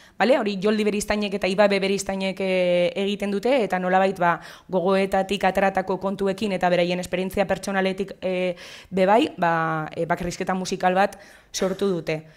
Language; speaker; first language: Basque; non-native, local second language; Spanish